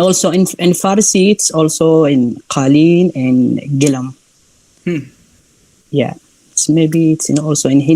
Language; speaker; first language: English; non-native, learner; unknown